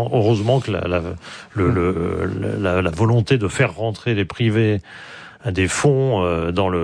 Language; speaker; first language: French; native; French